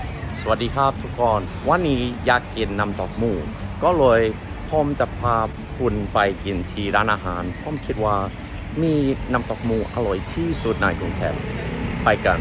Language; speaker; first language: Thai; non-native, learner; English